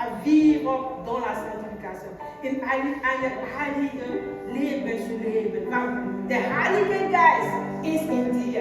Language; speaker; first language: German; non-native, learner; French